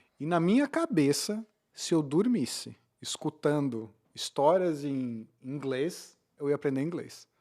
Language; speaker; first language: Portuguese; native; Portuguese